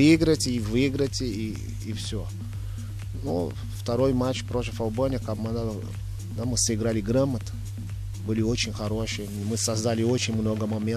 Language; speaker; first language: Russian; non-native, fluent; Portuguese